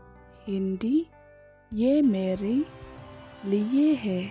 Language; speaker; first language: Hindi; non-native, local second language; Khasi